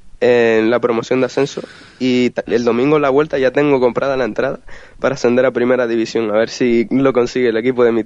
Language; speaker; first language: Spanish; native; Spanish